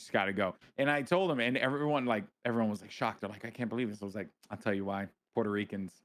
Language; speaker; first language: English; native; English